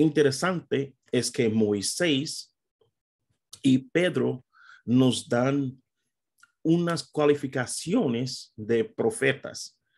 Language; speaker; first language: Spanish; non-native, fluent; English